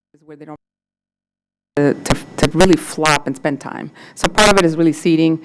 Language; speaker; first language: English; non-native, fluent; Spanish